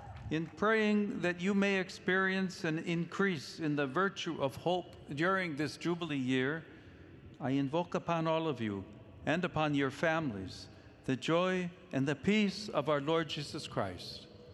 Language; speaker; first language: English; native; English